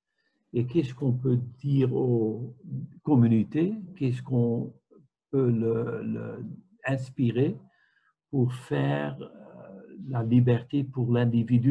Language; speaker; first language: French; non-native, fluent; Dutch